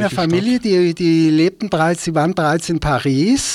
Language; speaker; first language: German; native; German